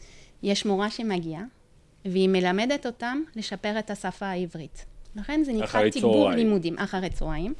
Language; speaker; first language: Hebrew; non-native, fluent; French